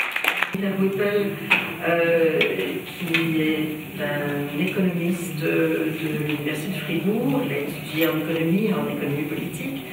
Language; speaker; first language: French; native; French